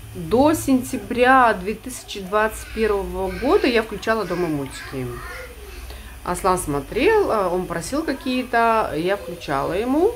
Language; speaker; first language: Russian; native; Russian